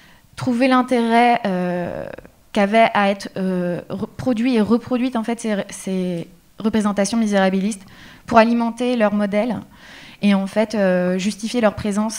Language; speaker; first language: French; native; French